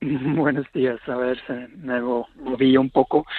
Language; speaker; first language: Spanish; non-native, fluent; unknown